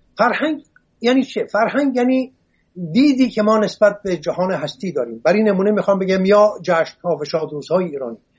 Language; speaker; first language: Persian; non-native, local second language; Assyrian Neo-Aramaic